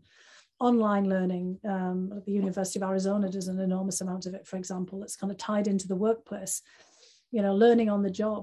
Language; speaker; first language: English; native; English